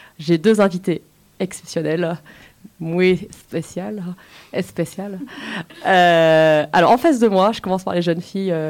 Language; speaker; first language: French; native; French